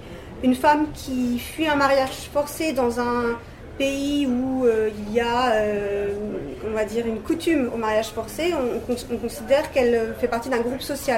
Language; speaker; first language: French; native; French